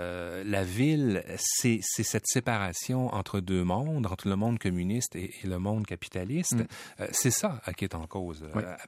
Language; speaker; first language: French; native; French